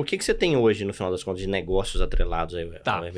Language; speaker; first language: Portuguese; native; Portuguese